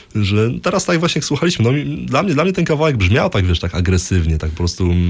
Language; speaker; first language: Polish; native; Polish